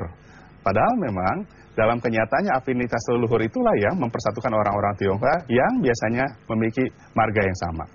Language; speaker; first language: Indonesian; native; Indonesian